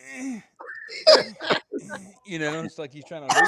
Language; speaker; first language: English; native; English